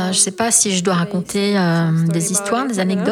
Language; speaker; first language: French; non-native, fluent; Ukrainian